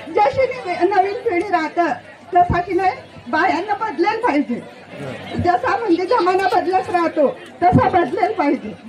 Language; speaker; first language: Marathi; non-native, local second language; Bhili